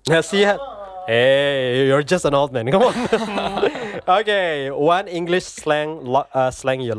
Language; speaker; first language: English; non-native, fluent; Indonesian